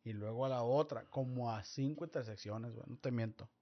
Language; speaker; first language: Spanish; early bilingual, heritage; Spanish